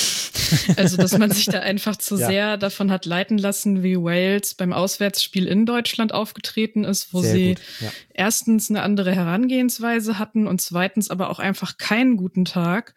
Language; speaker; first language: German; native; German